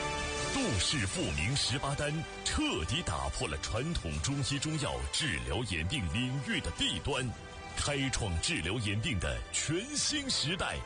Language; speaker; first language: Chinese; native; Chinese